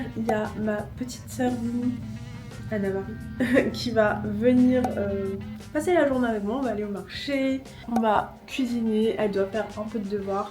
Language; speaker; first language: French; native; French